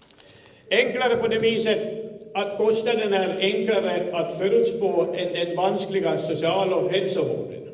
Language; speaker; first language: Swedish; native; Swedish